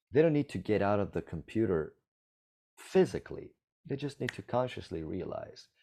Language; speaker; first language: English; non-native, fluent; Italian